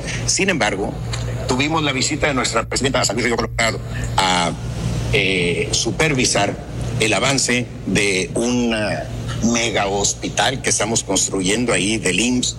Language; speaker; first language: Spanish; native; Spanish